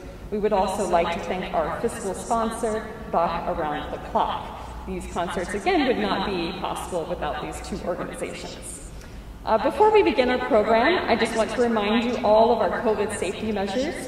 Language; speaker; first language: English; native; English